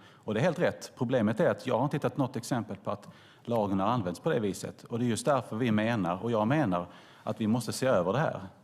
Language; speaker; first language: Swedish; native; Swedish